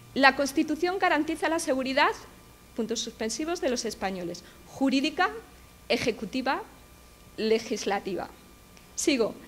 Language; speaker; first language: Spanish; native; Spanish